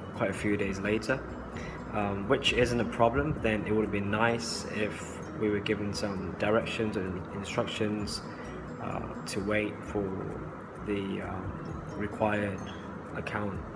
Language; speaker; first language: English; non-native, local second language; Cantonese